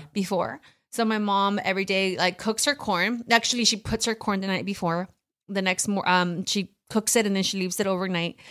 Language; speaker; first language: English; early bilingual, other home language; Spanish